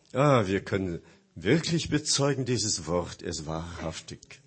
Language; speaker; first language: German; non-native, fluent; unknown